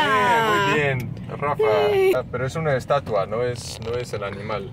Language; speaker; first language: Spanish; non-native, fluent; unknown